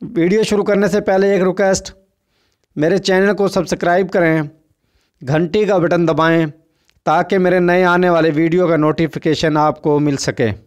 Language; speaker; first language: Urdu; non-native, local second language; Saraiki